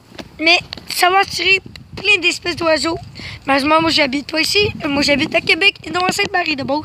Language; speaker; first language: French; native; French